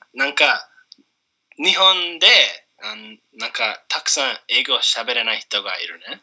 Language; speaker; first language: Japanese; non-native, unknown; English